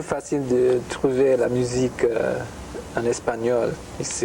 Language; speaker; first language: French; non-native, fluent; English